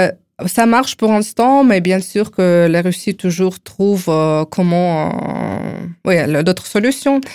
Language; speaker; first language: French; non-native, fluent; Ukrainian